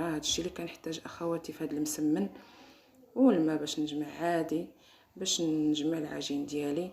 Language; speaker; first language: Arabic; native; Arabic